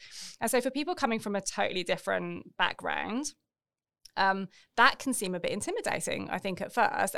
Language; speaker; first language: English; native; English